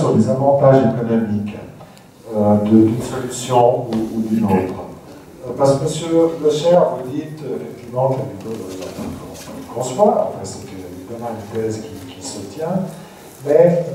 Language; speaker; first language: French; native; French